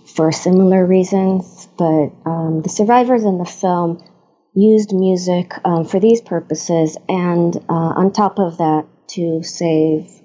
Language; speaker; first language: English; non-native, fluent; Hebrew